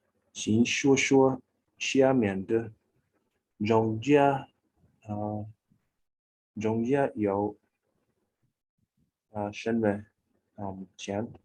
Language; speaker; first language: Chinese; non-native, learner; English